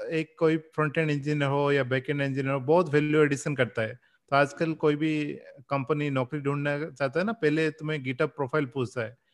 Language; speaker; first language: Hindi; non-native, local second language; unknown